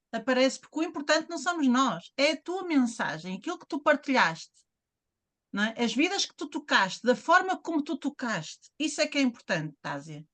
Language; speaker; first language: Portuguese; native; Portuguese